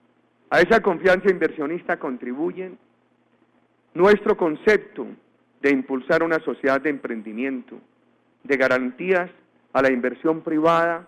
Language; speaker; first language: Spanish; native; Spanish